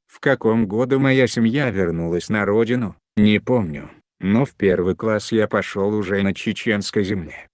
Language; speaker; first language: Russian; non-native, local second language; Chechen